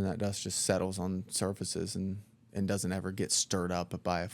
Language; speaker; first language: English; native; English